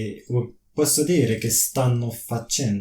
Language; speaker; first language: Italian; non-native, learner; French